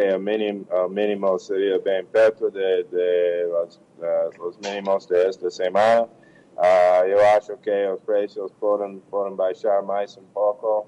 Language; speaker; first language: Portuguese; non-native, learner; English